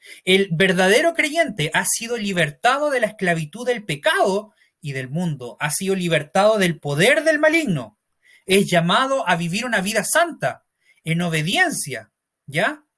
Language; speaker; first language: Spanish; native; Spanish